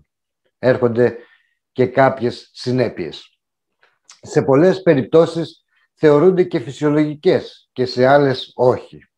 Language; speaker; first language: Greek; native; Greek